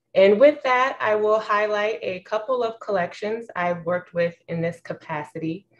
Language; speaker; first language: English; native; English